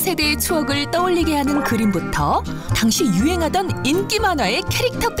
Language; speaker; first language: Korean; native; Korean